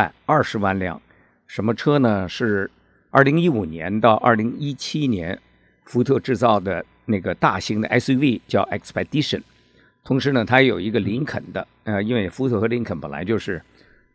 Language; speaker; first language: Chinese; native; Chinese